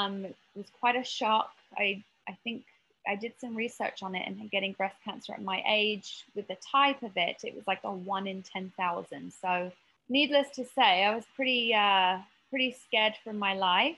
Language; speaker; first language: English; native; English